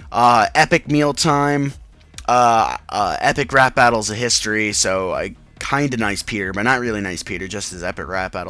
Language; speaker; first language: English; native; English